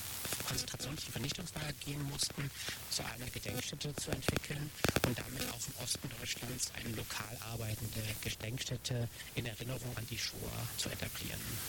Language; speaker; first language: German; native; German